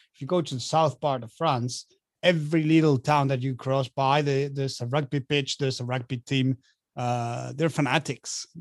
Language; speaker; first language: English; non-native, fluent; Spanish